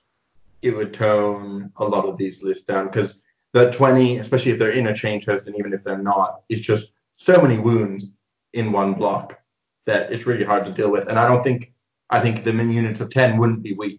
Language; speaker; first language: English; native; English